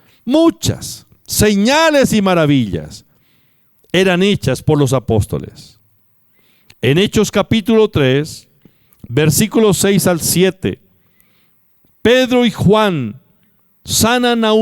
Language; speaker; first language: Spanish; native; Spanish